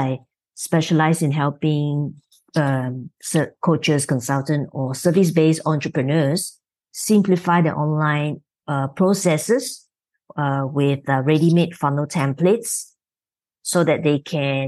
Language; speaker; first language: English; non-native, local second language; Chinese